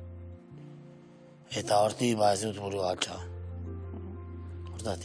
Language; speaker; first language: Basque; native; Basque